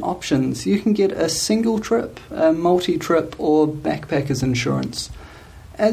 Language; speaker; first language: English; native; English